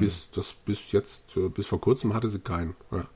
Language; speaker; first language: German; native; German